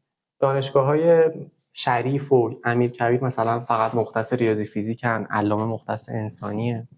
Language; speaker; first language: Persian; native; Persian